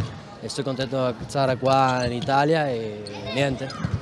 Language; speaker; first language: Italian; non-native, learner; Spanish